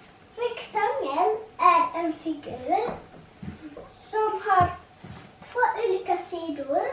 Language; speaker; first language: Swedish; early bilingual, other home language; Tigrinya